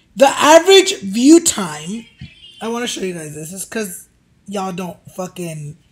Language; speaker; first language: English; early bilingual, other home language; Spanish